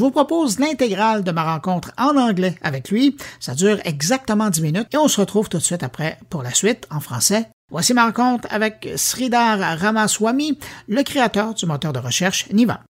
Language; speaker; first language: French; native; French